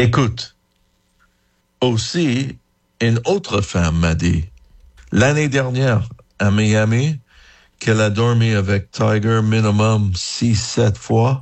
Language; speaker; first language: French; non-native, fluent; English